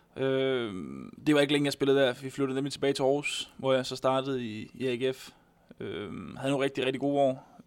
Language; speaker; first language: Danish; native; Danish